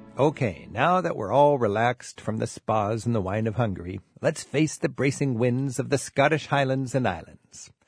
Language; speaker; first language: English; native; English